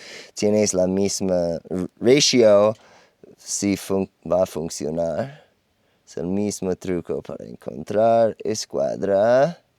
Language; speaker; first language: Spanish; non-native, learner; English